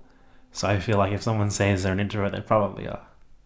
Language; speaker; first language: English; native; English